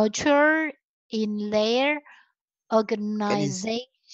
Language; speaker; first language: English; non-native, learner; Chinese